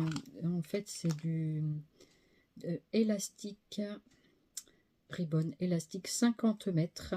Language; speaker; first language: French; native; French